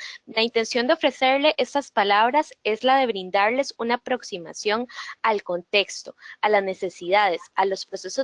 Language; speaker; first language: Spanish; native; Spanish